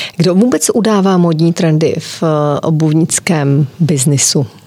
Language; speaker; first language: Czech; native; Czech